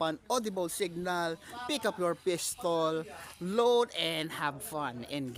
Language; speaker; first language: English; non-native, local second language; Filipino